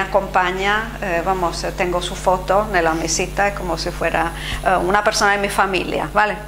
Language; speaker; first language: Spanish; non-native, fluent; Italian